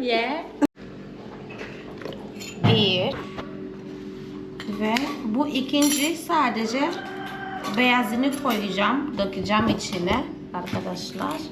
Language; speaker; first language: Turkish; non-native, fluent; Portuguese